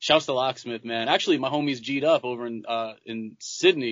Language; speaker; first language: English; native; English